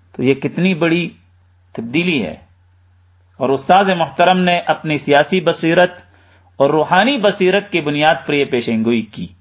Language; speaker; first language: Urdu; native; Urdu